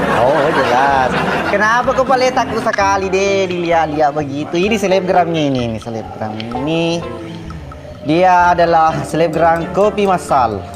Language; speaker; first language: Indonesian; native; Indonesian